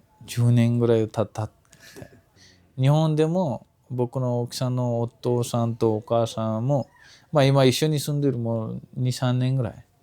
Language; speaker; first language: Japanese; non-native, fluent; Kashmiri